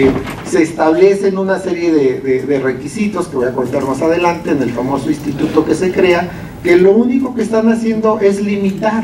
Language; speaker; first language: Spanish; native; Spanish